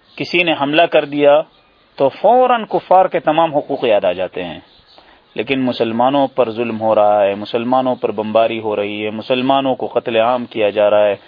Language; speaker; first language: Urdu; native; Urdu